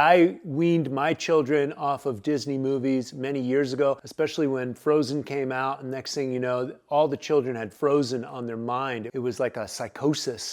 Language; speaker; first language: English; native; English